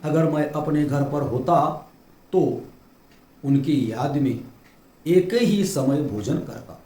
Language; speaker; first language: Hindi; non-native, local second language; Marathi